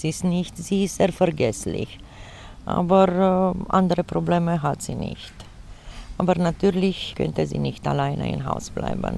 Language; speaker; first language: German; non-native, fluent; Romanian